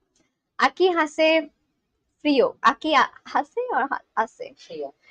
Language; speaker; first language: Spanish; non-native, learner; Bangla